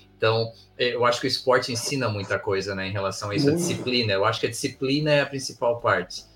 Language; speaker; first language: Portuguese; early bilingual, heritage; English